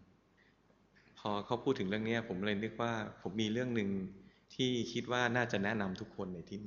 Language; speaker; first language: Thai; native; Thai